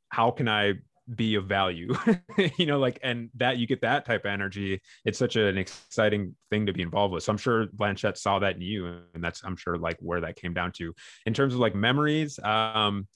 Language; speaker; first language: English; native; English